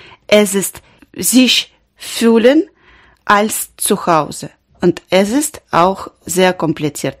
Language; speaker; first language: German; non-native, learner; Ukrainian